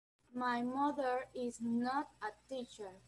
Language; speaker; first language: English; non-native, learner; Spanish